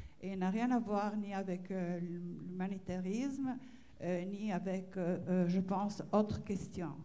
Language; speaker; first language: French; non-native, fluent; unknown